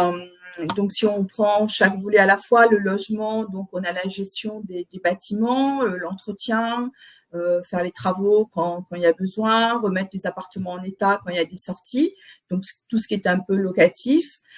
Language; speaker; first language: French; native; French